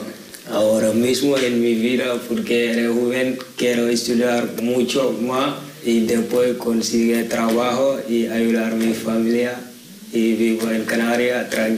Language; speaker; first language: Spanish; non-native, learner; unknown